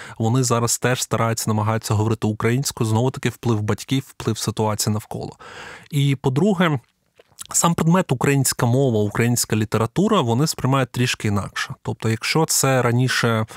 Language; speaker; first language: Ukrainian; non-native, local second language; Russian